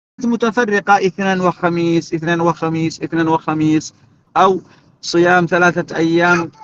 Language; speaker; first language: Arabic; native; Arabic